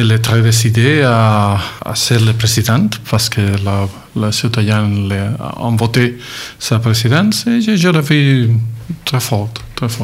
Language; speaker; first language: French; non-native, learner; Catalan